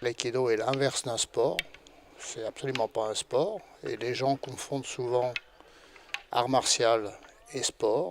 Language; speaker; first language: French; native; French